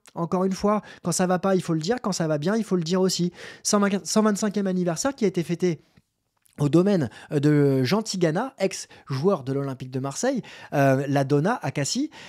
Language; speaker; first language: French; native; French